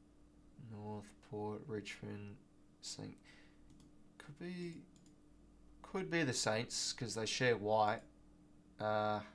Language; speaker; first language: English; native; English